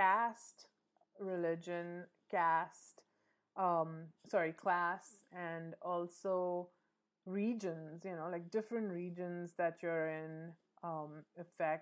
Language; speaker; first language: English; native; English